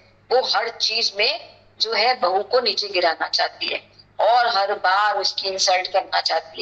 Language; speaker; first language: Hindi; native; Hindi